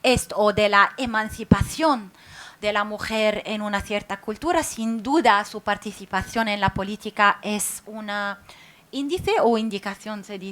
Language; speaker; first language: Spanish; non-native, fluent; Arabic